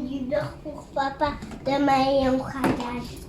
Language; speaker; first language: French; native; French